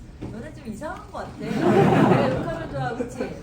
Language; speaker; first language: Korean; native; Korean